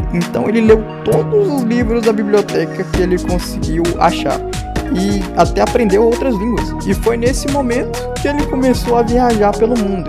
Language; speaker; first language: Portuguese; native; Portuguese